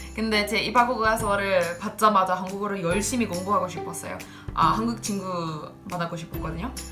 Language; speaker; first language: Korean; non-native, learner; English